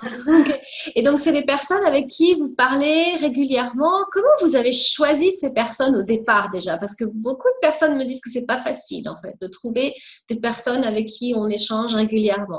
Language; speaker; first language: French; native; French